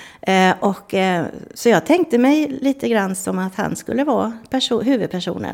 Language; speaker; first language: Swedish; native; Swedish